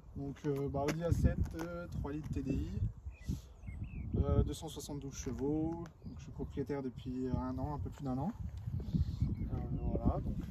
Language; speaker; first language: French; native; French